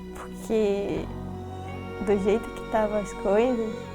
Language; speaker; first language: Portuguese; early bilingual, heritage; Portuguese